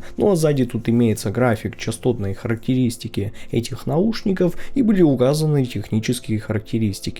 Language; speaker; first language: Russian; native; Russian